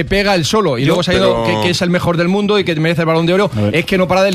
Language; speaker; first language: Spanish; native; Spanish